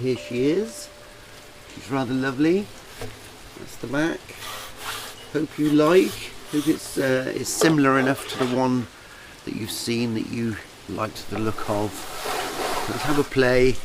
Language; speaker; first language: English; native; English